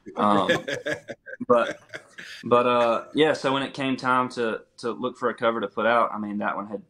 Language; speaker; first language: English; native; English